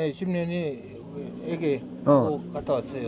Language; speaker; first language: Korean; non-native, learner; Mongolian